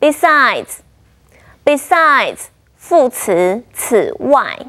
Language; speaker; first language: English; non-native, fluent; Chinese